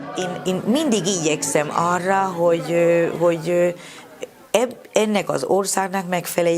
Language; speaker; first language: Hungarian; non-native, fluent; Spanish